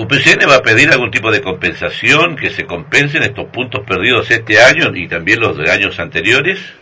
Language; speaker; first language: Spanish; native; Spanish